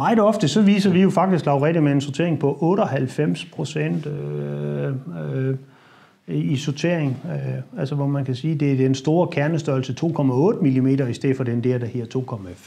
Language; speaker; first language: Danish; native; Danish